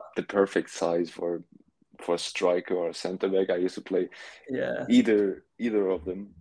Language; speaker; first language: English; non-native, fluent; German